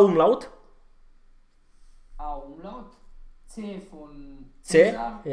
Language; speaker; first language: German; non-native, learner; Romanian